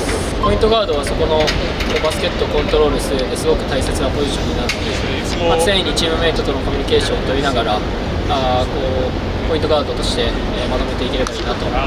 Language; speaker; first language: Japanese; native; Japanese